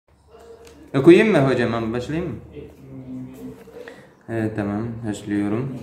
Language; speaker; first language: Turkish; non-native, learner; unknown